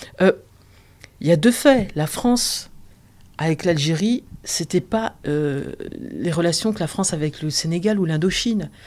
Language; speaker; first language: French; early bilingual, other home language; Arabic